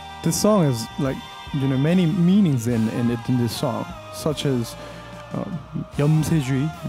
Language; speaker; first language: English; non-native, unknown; Korean